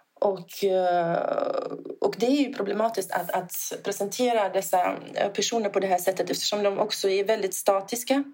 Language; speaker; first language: Swedish; non-native, fluent; Italian